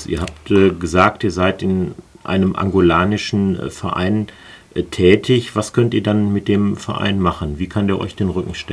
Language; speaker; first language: German; native; German